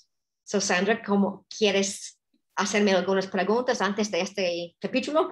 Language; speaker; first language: Spanish; non-native, fluent; English